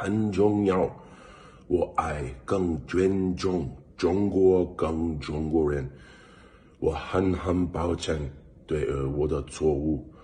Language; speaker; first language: Chinese; non-native, learner; English